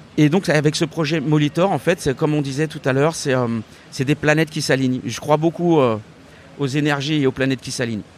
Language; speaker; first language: French; native; French